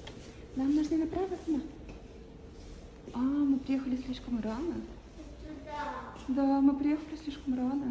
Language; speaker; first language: Russian; native; Russian